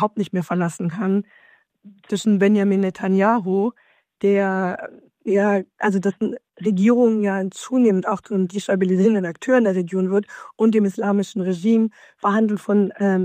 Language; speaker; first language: German; native; German